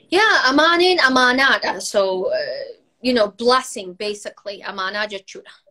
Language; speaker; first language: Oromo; native; Oromo